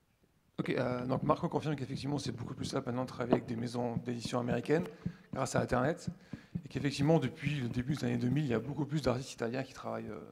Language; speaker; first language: French; native; French